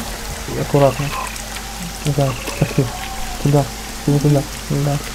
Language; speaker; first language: Russian; native; Russian